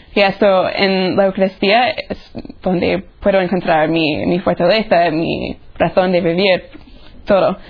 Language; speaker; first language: Spanish; non-native, fluent; English